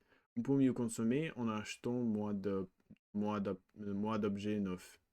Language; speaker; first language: French; non-native, learner; Russian